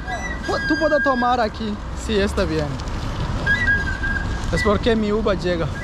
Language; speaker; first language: Spanish; non-native, learner; English